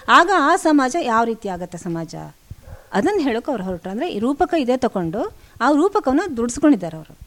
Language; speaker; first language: Kannada; native; Kannada